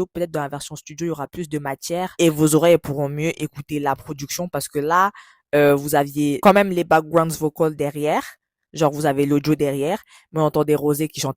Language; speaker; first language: French; native; French